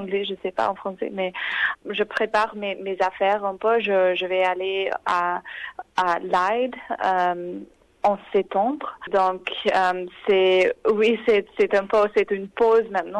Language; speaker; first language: French; non-native, fluent; English